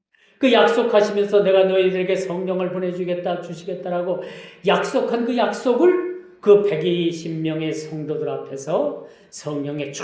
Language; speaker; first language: Korean; native; Korean